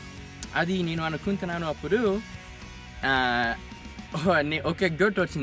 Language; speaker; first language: Telugu; non-native, learner; English